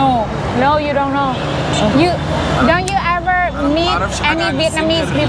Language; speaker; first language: English; non-native, learner; Vietnamese